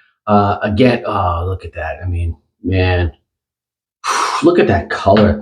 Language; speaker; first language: English; native; English